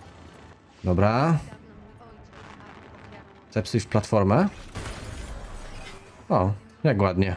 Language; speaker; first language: Polish; native; Polish